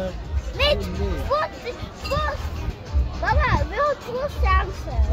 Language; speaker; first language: Swedish; early bilingual, other home language; Bangla